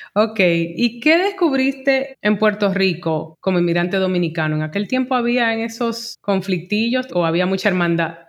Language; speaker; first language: Spanish; native; Spanish